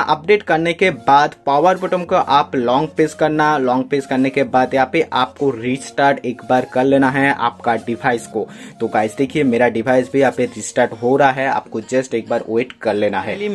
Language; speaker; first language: Hindi; non-native, local second language; Bangla